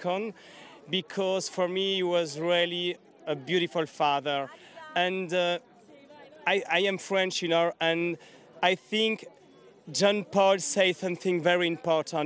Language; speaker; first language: English; non-native, learner; French